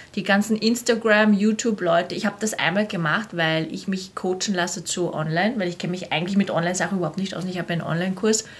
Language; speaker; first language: German; native; German